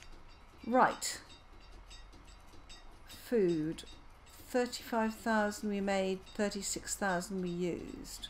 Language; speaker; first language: English; native; English